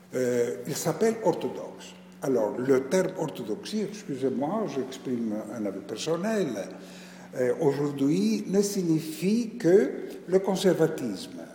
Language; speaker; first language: French; non-native, fluent; Greek